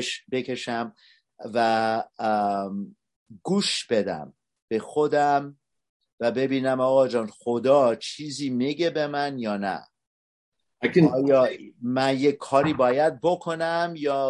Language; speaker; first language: Persian; early bilingual, heritage; Persian